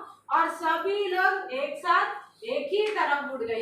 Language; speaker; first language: Hindi; non-native, local second language; Telugu